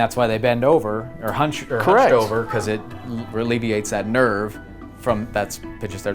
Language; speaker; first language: English; native; English